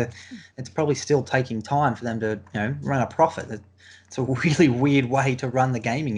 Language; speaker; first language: English; native; English